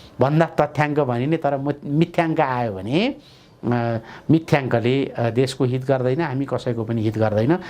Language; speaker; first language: Nepali; native; Nepali